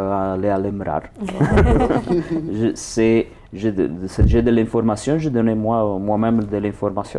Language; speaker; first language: French; non-native, learner; Italian